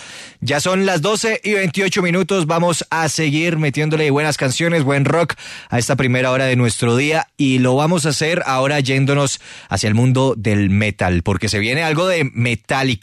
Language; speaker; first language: Spanish; native; Spanish